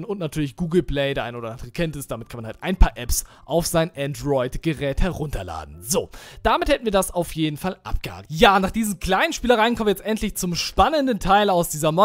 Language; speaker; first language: German; native; German